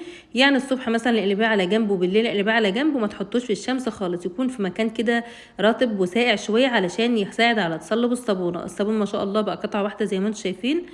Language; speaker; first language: Arabic; native; Arabic